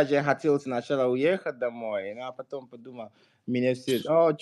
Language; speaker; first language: Russian; non-native, fluent; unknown